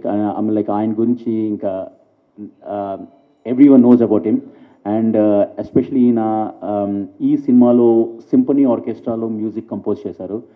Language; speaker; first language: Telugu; early bilingual, heritage; English